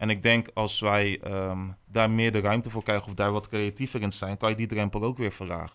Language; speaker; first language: Dutch; native; Dutch